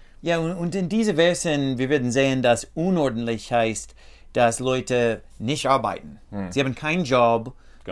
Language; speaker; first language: German; non-native, learner; English